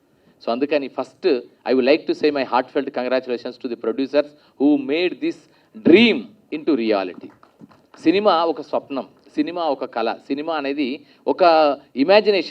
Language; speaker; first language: Telugu; native; Telugu